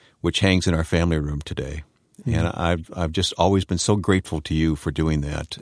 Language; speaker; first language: English; native; English